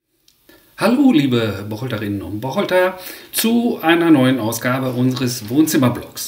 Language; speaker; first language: German; native; German